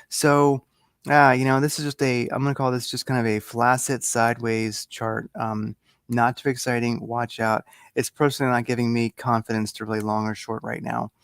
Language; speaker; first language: English; native; English